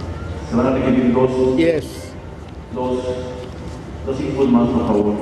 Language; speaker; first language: Spanish; native; Spanish